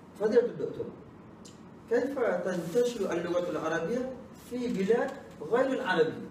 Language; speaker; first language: Arabic; non-native, learner; Malay